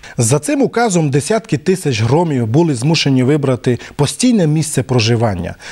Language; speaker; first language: Ukrainian; non-native, local second language; Romany